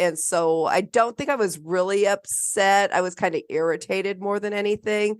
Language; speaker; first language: English; native; English